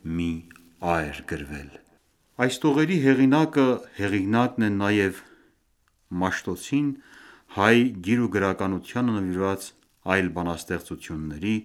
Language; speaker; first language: Armenian; early bilingual, heritage; Armenian